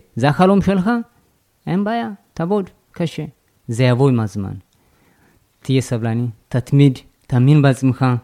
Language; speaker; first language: Hebrew; non-native, fluent; Amharic